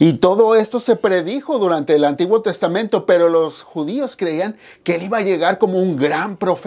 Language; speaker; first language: Spanish; native; Spanish